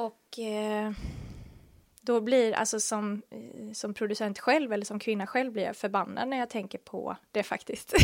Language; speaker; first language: Swedish; native; Swedish